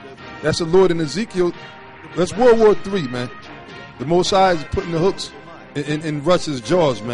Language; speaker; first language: English; native; English